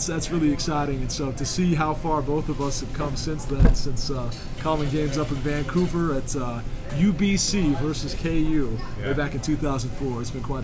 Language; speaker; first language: English; native; English